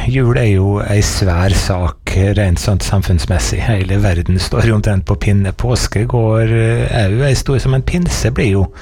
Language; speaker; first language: Norwegian; native; Norwegian